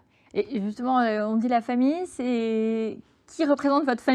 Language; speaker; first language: French; native; French